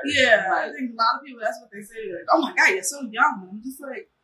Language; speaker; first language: English; native; English